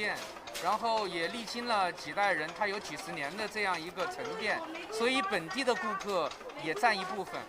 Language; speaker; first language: Chinese; native; Chinese